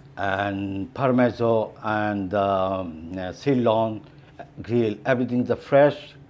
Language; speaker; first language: English; non-native, learner; French